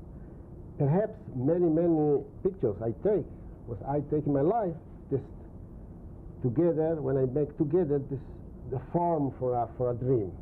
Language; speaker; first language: English; non-native, learner; Spanish